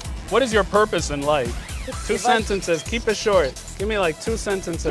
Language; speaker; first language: English; early bilingual, other home language; Spanish